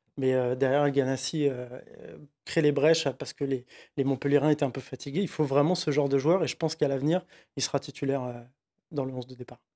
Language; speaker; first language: French; native; French